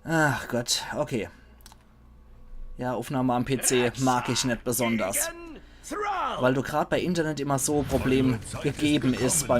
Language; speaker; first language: German; native; German